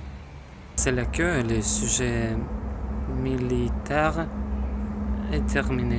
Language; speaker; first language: French; non-native, learner; Russian